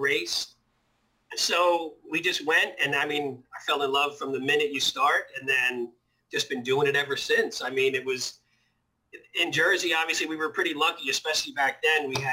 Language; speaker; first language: English; native; English